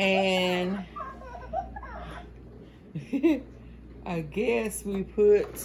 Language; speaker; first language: English; native; English